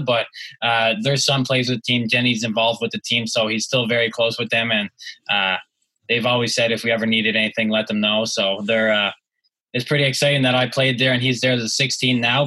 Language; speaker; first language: English; native; English